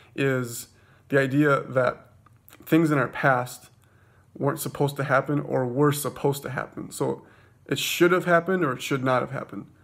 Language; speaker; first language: English; native; English